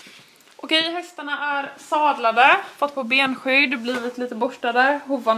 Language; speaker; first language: Swedish; native; Swedish